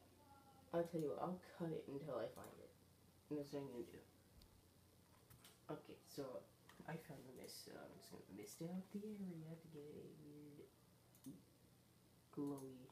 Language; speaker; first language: English; native; English